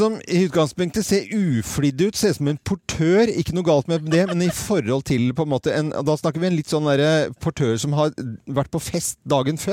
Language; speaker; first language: Norwegian; native; Norwegian